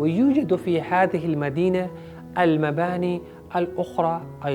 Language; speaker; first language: Arabic; non-native, fluent; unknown